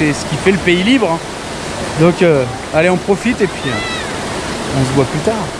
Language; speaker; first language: French; native; French